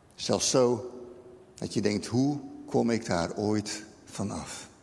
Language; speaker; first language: Dutch; native; Dutch